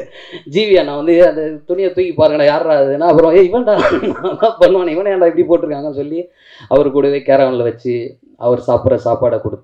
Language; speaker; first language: Tamil; native; Tamil